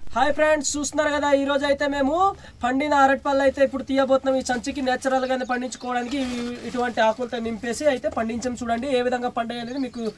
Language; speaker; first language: Telugu; non-native, local second language; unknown